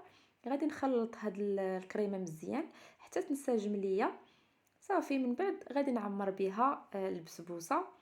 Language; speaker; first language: Arabic; native; Arabic